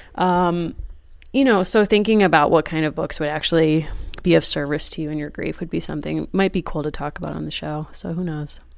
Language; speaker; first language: English; native; English